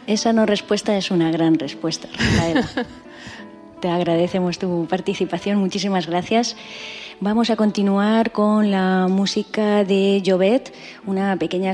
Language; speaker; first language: Spanish; native; Spanish